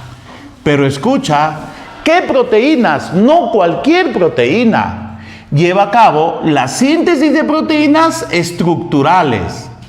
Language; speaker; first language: Spanish; native; Spanish